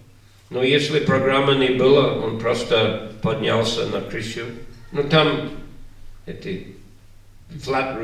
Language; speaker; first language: Russian; non-native, learner; English